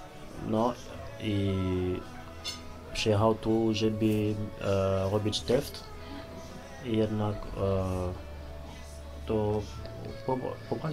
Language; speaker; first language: Polish; non-native, learner; Lingala